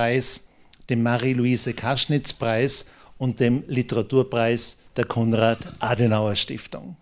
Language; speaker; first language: German; native; German